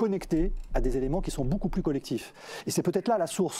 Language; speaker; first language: French; native; French